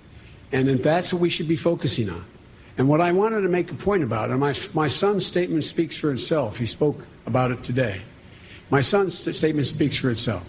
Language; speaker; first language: English; native; English